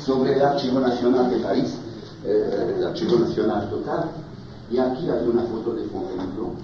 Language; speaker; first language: Spanish; non-native, fluent; French